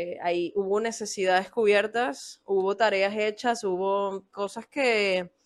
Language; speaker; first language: Spanish; native; Spanish